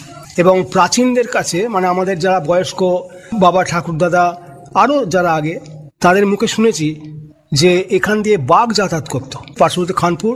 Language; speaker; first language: Bangla; native; Bangla